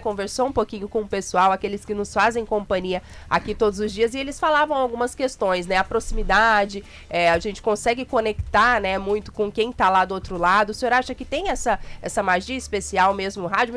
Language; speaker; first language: Portuguese; native; Portuguese